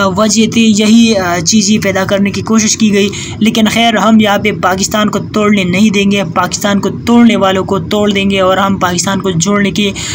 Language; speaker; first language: Urdu; non-native, local second language; Pashto